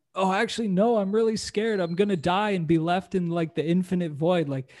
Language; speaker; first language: English; native; English